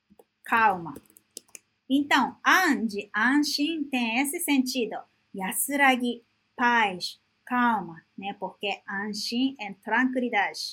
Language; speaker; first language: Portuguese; non-native, fluent; Japanese